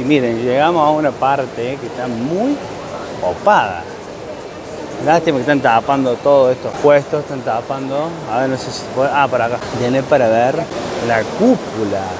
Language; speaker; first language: Spanish; native; Spanish